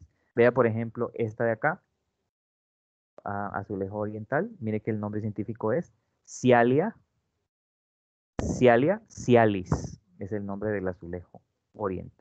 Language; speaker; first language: Spanish; native; Spanish